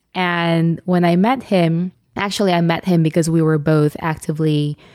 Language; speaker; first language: English; non-native, local second language; Filipino